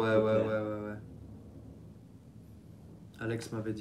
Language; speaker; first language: French; native; French